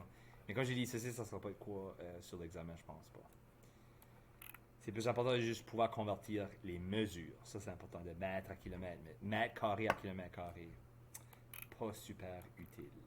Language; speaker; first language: French; native; French